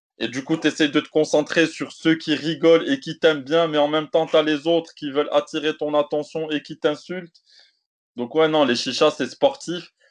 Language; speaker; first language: French; native; French